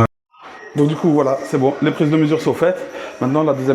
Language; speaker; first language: French; native; French